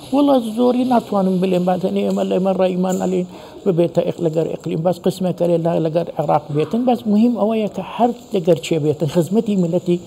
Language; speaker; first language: Central Kurdish; non-native, local second language; Turkish